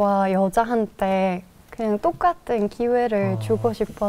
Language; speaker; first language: Korean; non-native, fluent; Norwegian